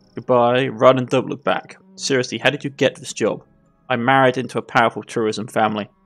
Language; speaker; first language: English; native; English